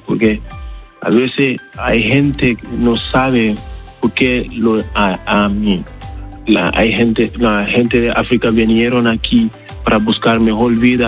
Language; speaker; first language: Spanish; non-native, learner; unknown